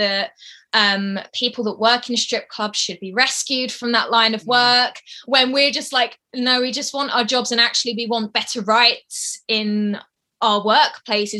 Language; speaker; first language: English; native; English